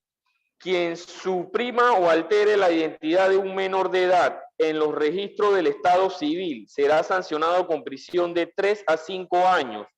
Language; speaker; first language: Spanish; native; Spanish